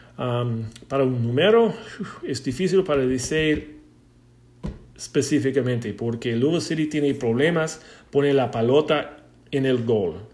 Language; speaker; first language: Spanish; non-native, learner; English